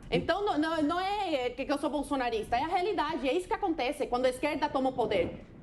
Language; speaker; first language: Portuguese; non-native, fluent; Spanish